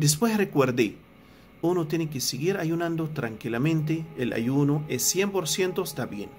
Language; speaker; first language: Spanish; non-native, fluent; Arabic